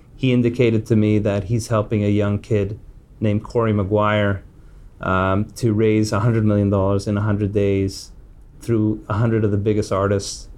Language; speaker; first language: English; native; English